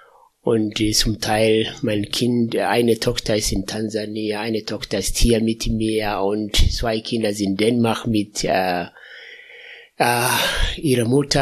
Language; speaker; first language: German; non-native, fluent; Swahili